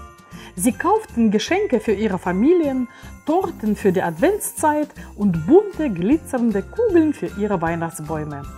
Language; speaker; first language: German; native; German